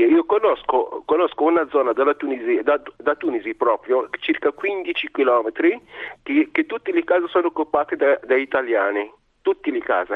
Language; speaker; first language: Italian; non-native, fluent; Arabic